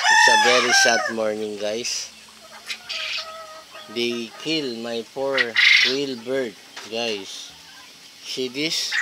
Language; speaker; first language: English; non-native, local second language; Filipino